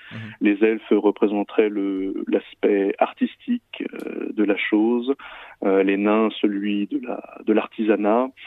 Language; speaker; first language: French; native; French